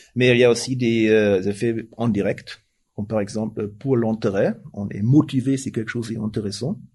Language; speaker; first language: French; non-native, fluent; German